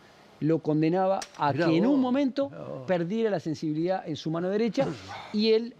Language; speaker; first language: Spanish; native; Spanish